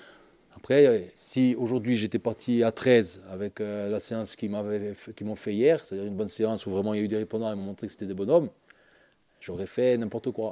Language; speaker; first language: French; native; French